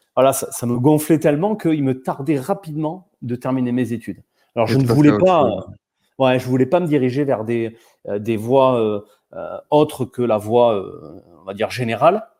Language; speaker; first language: French; native; French